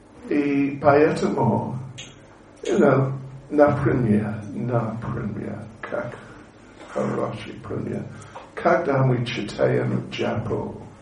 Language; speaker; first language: Russian; non-native, learner; English